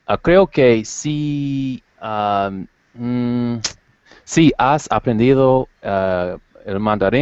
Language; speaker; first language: Spanish; non-native, learner; English